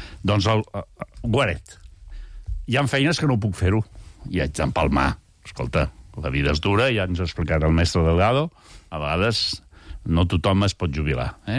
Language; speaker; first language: Catalan; native; Catalan